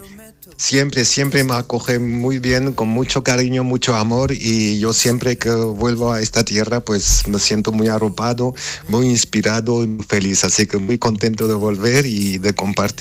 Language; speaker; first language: Spanish; non-native, fluent; Armenian